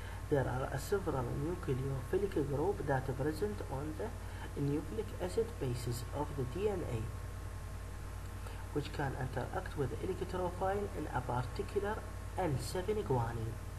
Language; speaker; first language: English; non-native, fluent; Arabic